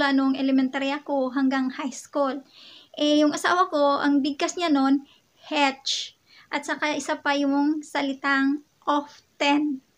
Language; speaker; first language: Filipino; non-native, local second language; Hiligaynon